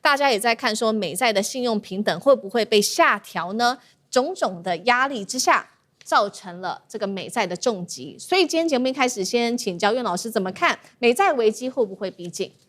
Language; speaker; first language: Chinese; native; Chinese